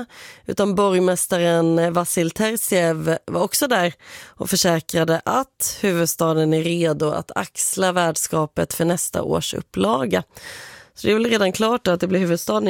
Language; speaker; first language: Swedish; native; Swedish